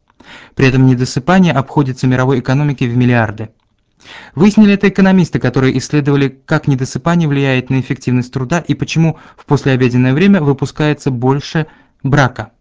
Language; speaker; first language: Russian; native; Russian